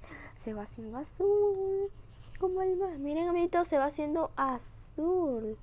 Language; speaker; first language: Spanish; native; Spanish